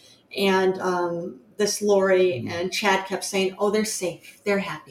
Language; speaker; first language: English; native; English